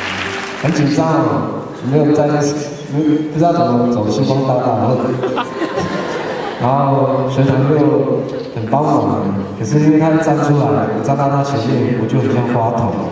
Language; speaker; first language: Chinese; non-native, local second language; Amis